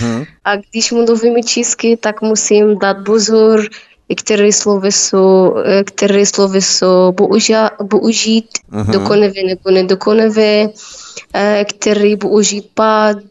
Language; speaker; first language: Czech; non-native, learner; Arabic